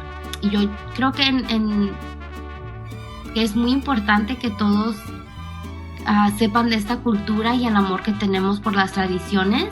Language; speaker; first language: Spanish; early bilingual, other home language; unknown